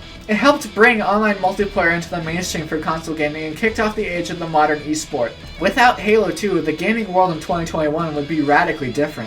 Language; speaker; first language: English; native; English